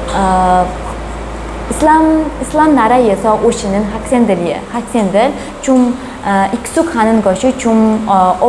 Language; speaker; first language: Korean; non-native, fluent; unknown